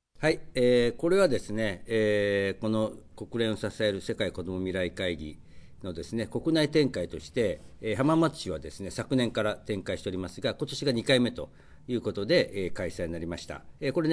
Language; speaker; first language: Japanese; native; Japanese